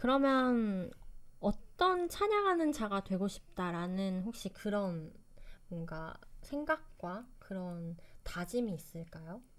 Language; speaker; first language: Korean; native; Korean